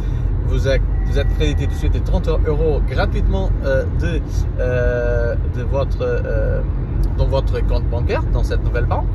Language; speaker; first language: French; non-native, learner; Portuguese